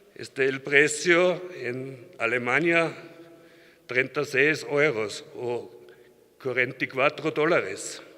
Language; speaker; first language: Spanish; non-native, learner; German